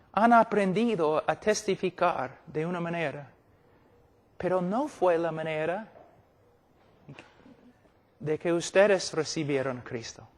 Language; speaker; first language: Spanish; non-native, fluent; English